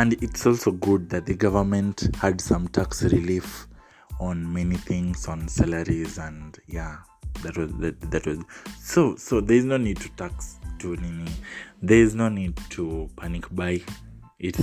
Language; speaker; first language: English; non-native, local second language; Swahili